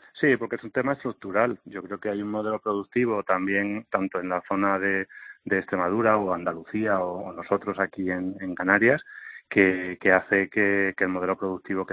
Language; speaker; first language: Spanish; native; Spanish